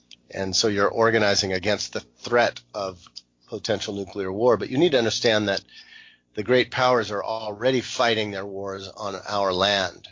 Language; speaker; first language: English; native; English